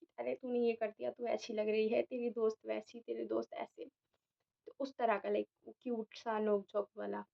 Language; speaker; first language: Hindi; native; Hindi